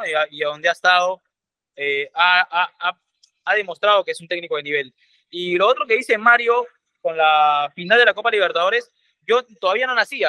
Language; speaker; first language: Spanish; native; Spanish